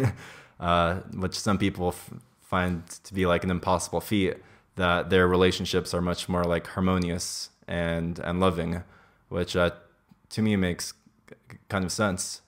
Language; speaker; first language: English; native; English